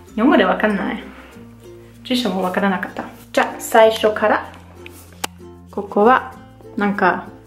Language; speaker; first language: Japanese; non-native, learner; German